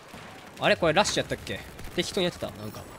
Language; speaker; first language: Japanese; native; Japanese